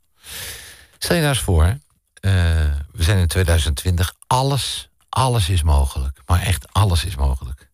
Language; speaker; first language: Dutch; native; Dutch